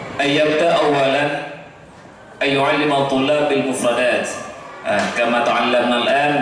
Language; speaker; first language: Arabic; non-native, fluent; Indonesian